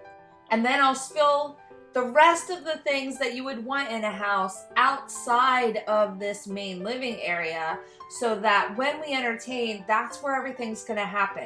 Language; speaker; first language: English; native; English